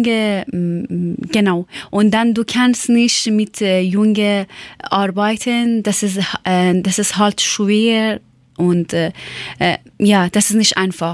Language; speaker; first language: German; non-native, learner; Persian